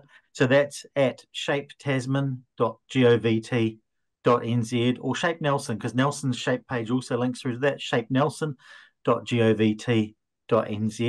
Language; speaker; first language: English; native; English